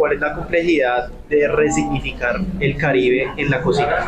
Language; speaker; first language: Spanish; native; Spanish